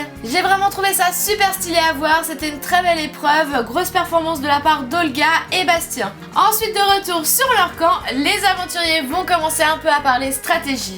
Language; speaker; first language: French; native; French